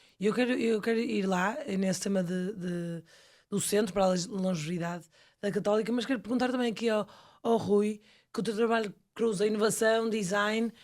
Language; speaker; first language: Portuguese; native; Portuguese